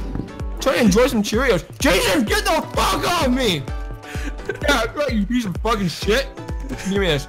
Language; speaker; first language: English; native; English